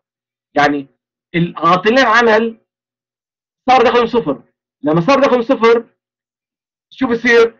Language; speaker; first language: Arabic; native; Arabic